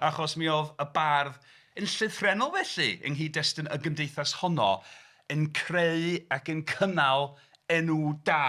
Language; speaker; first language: Welsh; native; Welsh